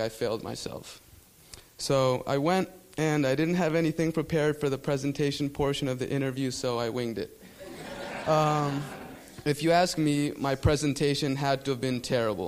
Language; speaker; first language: English; early bilingual, other home language; Spanish